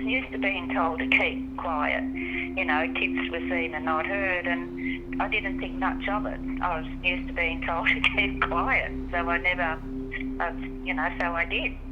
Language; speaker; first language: English; native; English